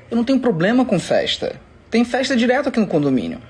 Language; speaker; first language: Portuguese; native; Portuguese